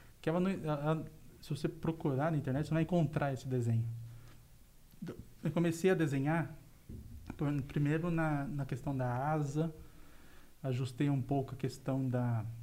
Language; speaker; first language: Portuguese; native; Portuguese